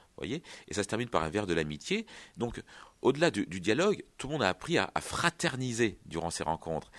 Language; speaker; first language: French; native; French